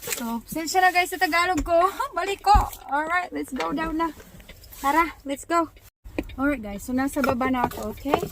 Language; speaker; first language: Filipino; non-native, local second language; Waray